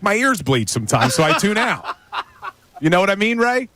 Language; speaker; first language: English; native; English